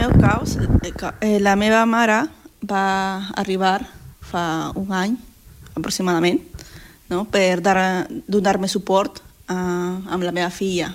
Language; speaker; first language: Catalan; non-native, learner; Spanish